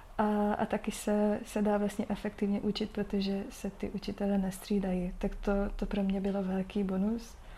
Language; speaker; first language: Czech; non-native, fluent; Hungarian